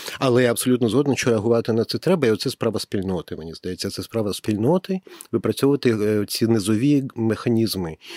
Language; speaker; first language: Ukrainian; native; Ukrainian